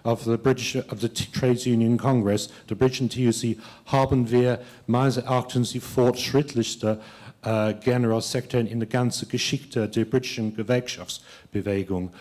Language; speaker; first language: German; non-native, fluent; English